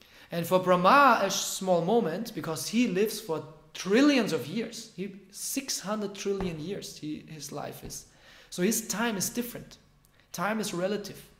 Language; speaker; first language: English; non-native, fluent; German